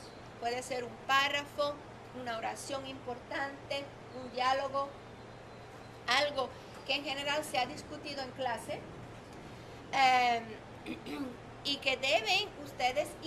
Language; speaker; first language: Spanish; non-native, fluent; Italian